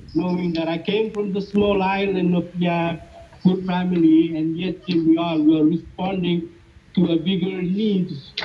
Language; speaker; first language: English; non-native, fluent; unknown